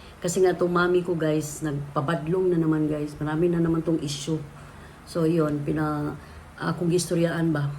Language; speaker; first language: Filipino; native; Filipino